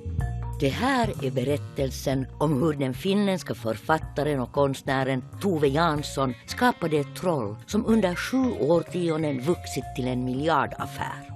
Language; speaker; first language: Swedish; native; Swedish